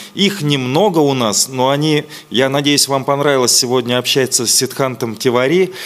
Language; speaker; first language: Russian; native; Russian